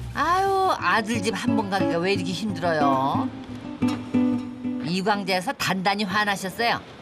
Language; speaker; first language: Korean; native; Korean